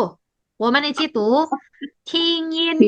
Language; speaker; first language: Chinese; non-native, fluent; Indonesian